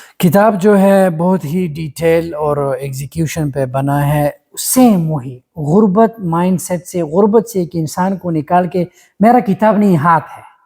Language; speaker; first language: Urdu; non-native, local second language; Pashto